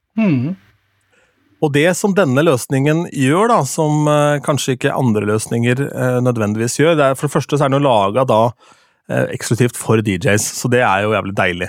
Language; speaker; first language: Norwegian; native; Norwegian